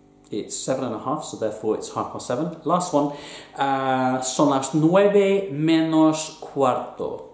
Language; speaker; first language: English; native; English